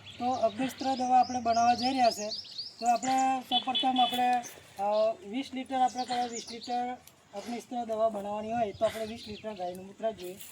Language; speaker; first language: Gujarati; non-native, local second language; Rathawi